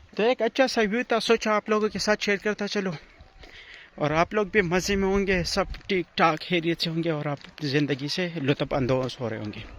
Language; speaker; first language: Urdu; non-native, local second language; Pashto